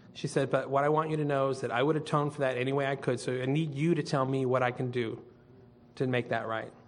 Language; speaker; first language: English; native; English